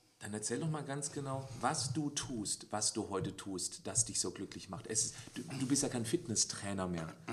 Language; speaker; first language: German; native; German